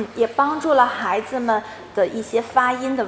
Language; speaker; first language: Chinese; native; Chinese